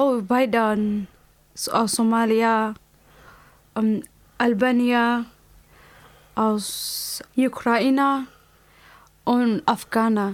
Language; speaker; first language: German; non-native, learner; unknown